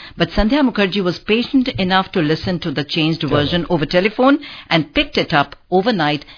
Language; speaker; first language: English; non-native, local second language; Hindi